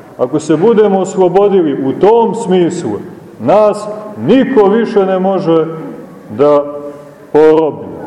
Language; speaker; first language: Serbian; native; Serbian